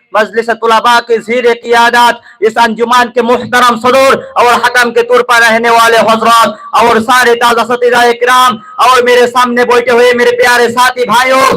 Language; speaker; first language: Urdu; non-native, fluent; Bangla